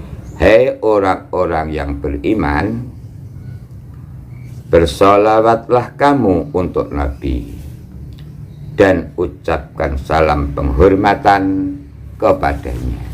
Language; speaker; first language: Indonesian; native; Indonesian